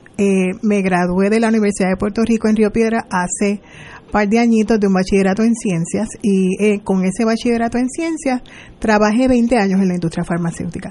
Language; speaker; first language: Spanish; native; Spanish